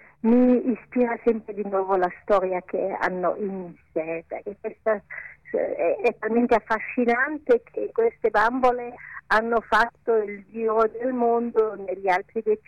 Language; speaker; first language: Italian; non-native, local second language; Ladin